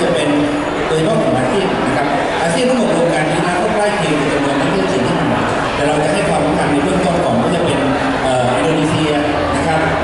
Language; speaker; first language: Thai; native; Thai